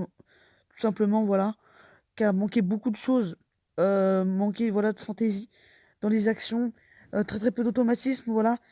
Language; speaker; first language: French; native; French